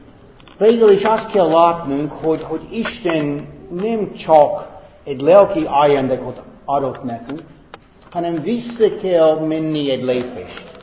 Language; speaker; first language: Hungarian; non-native, fluent; English